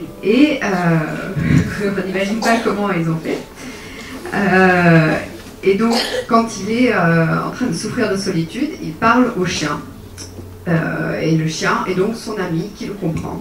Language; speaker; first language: French; native; French